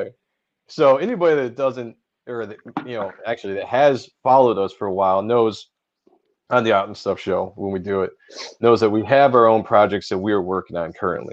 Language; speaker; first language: English; native; English